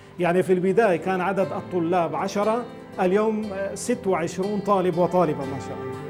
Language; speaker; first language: Arabic; native; Arabic